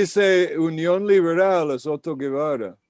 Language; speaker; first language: Spanish; non-native, fluent; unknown